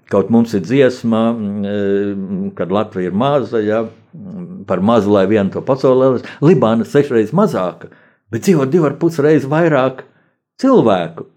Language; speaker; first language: Latvian; native; Latvian